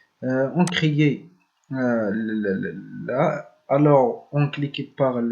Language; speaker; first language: French; non-native, learner; Arabic